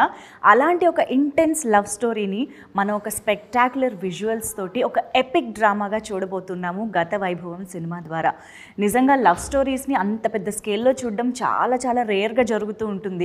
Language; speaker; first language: Telugu; native; Telugu